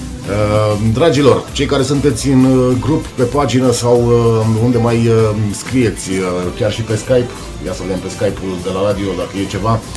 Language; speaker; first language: Romanian; native; Romanian